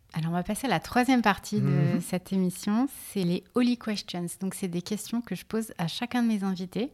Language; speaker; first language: French; native; French